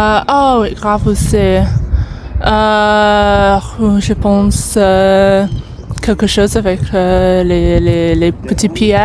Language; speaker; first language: French; non-native, learner; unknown